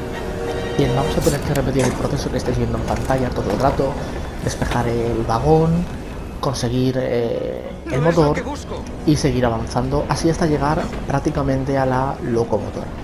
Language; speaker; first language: Spanish; native; Spanish